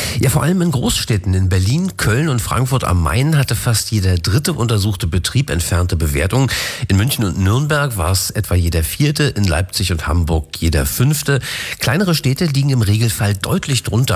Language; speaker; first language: German; native; German